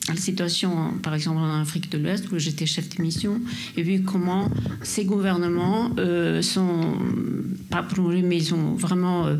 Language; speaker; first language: French; non-native, fluent; Swedish